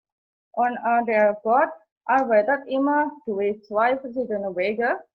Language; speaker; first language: German; non-native, fluent; Indonesian